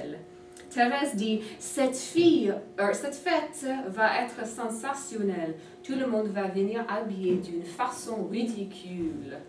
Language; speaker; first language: French; non-native, fluent; English